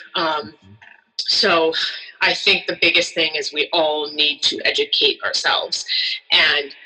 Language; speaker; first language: English; native; English